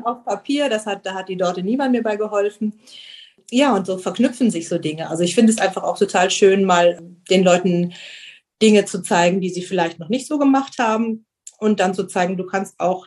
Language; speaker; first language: German; native; German